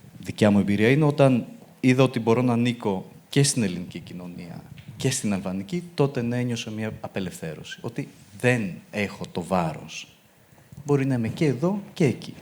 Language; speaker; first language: Greek; early bilingual, other home language; Albanian